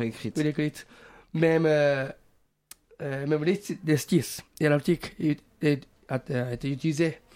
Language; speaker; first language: French; non-native, learner; Japanese